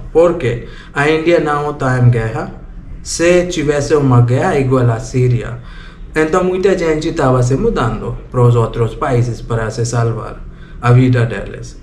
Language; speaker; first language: Portuguese; non-native, learner; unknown